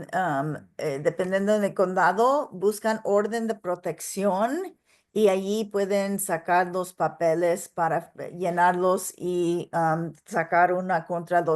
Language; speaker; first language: Spanish; non-native, local second language; English